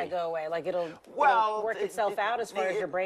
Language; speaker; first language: English; native; English